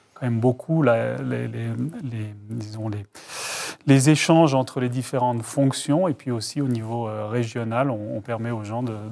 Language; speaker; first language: French; native; French